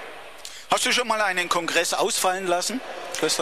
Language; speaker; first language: German; native; German